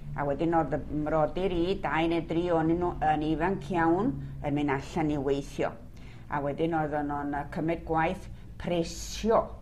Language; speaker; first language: Welsh; early bilingual, heritage; Welsh